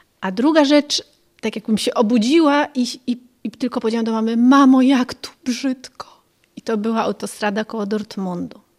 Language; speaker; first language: Polish; early bilingual, other home language; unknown